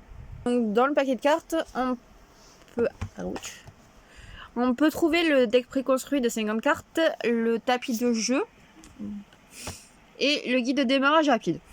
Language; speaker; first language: French; native; French